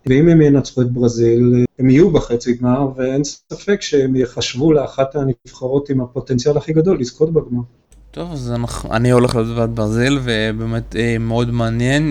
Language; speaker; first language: Hebrew; native; Hebrew